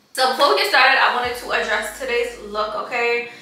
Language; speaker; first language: English; native; English